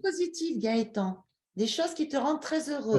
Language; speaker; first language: French; native; French